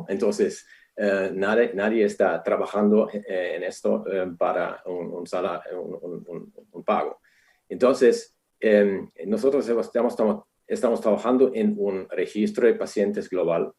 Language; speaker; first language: Spanish; non-native, fluent; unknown